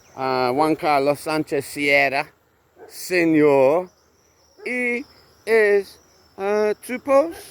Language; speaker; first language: Spanish; non-native, learner; English